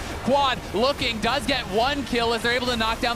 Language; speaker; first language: English; native; English